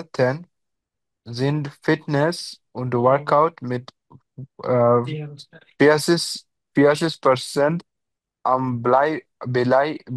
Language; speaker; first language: German; non-native, learner; Bangla